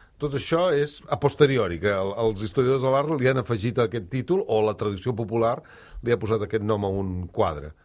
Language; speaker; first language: Catalan; native; Catalan